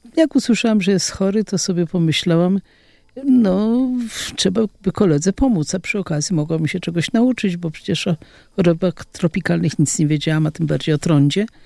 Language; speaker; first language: Polish; native; Polish